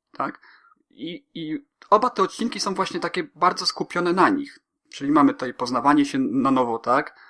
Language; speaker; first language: Polish; native; Polish